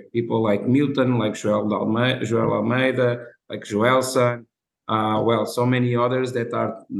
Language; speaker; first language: English; non-native, fluent; Portuguese